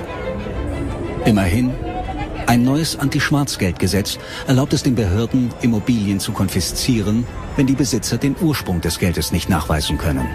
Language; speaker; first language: German; native; German